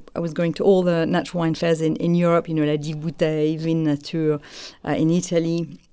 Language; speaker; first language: English; non-native, fluent; French